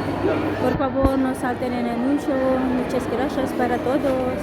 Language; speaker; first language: Spanish; non-native, learner; Filipino